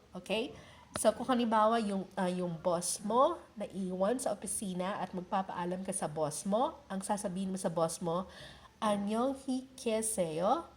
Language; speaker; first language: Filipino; native; Filipino